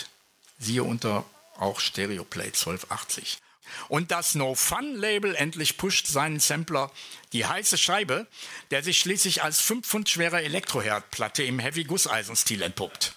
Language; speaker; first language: German; native; German